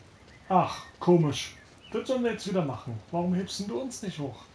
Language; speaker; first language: German; native; German